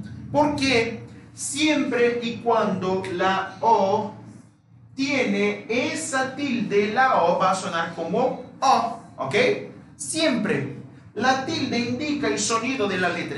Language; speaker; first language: Spanish; non-native, fluent; Portuguese